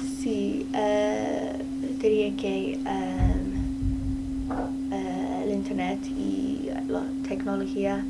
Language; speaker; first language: Spanish; non-native, learner; English